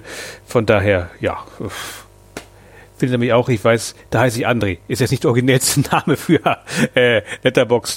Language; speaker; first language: German; native; German